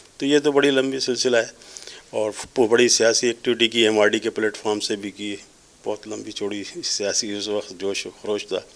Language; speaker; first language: Urdu; native; Urdu